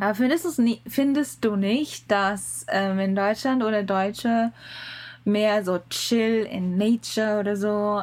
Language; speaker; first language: German; non-native, learner; Japanese